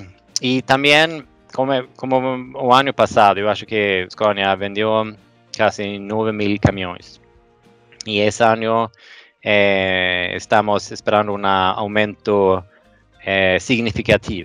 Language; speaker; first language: Portuguese; non-native, fluent; Swedish